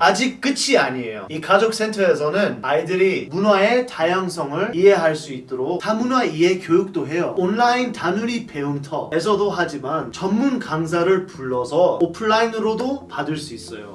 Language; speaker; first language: Korean; non-native, fluent; English